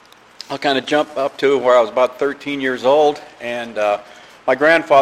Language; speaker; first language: English; native; English